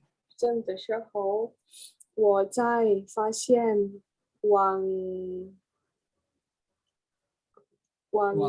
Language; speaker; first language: Chinese; non-native, learner; Indonesian